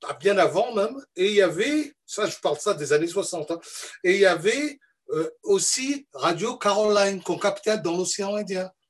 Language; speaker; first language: French; non-native, local second language; Malagasy